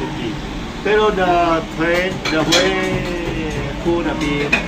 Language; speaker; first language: English; non-native, learner; Vietnamese